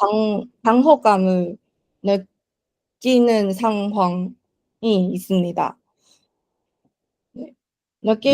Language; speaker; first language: Korean; non-native, learner; Chinese